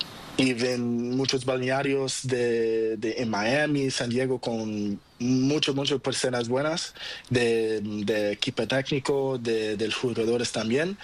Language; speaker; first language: Spanish; non-native, learner; Portuguese